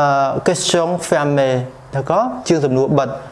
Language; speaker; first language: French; non-native, fluent; Khmer